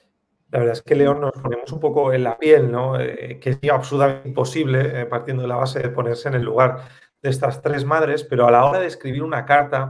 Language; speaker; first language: Spanish; native; Spanish